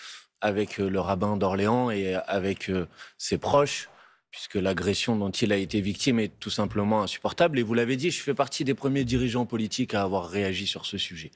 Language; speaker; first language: French; native; French